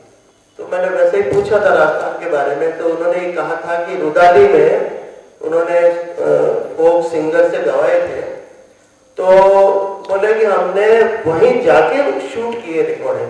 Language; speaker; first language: Hindi; native; Hindi